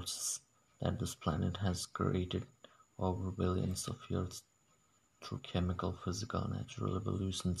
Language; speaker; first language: English; non-native, local second language; Odia